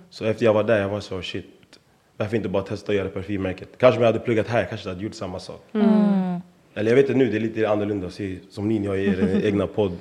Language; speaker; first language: Swedish; early bilingual, other home language; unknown